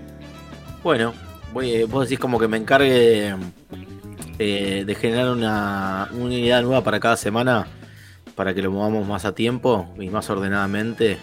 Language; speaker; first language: Spanish; native; Spanish